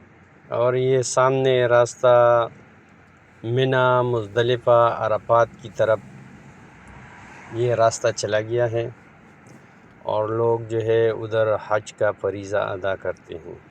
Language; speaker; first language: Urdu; non-native, local second language; Pashto